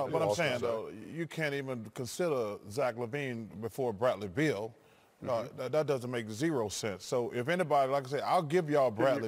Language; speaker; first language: English; native; English